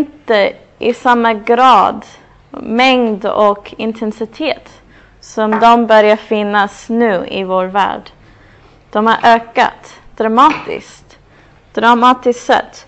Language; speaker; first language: Swedish; non-native, fluent; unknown